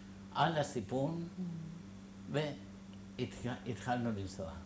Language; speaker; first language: Hebrew; non-native, fluent; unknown